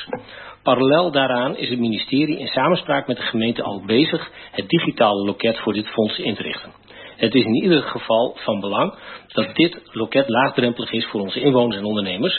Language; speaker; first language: Dutch; native; Dutch